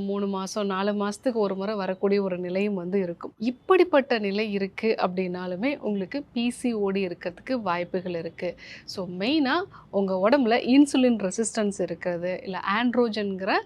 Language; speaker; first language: Tamil; native; Tamil